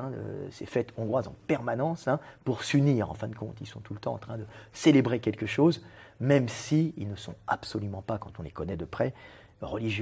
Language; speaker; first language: French; native; French